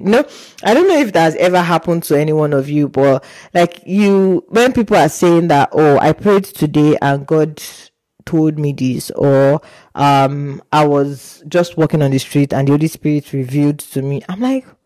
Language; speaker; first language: English; non-native, local second language; Yoruba